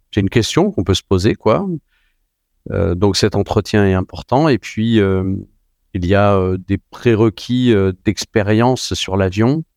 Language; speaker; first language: French; native; French